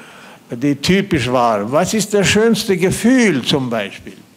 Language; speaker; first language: German; non-native, fluent; Swedish